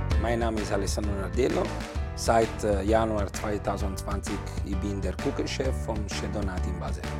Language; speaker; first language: German; non-native, learner; Italian